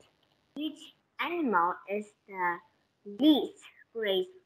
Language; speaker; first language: English; non-native, learner; Korean